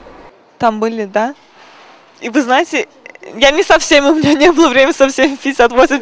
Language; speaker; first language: Russian; early bilingual, other home language; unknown